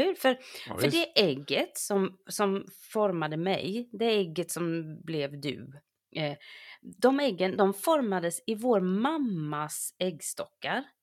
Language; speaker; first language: Swedish; native; Swedish